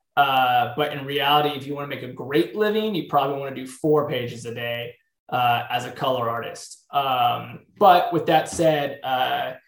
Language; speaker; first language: English; native; English